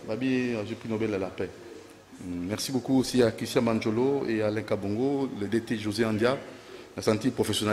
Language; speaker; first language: French; non-native, local second language; Lingala